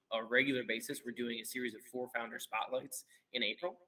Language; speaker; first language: English; native; English